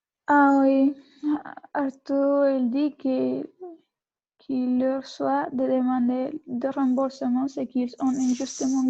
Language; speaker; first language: French; non-native, learner; Spanish